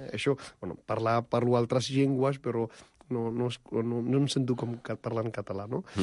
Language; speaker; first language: Catalan; non-native, fluent; Punjabi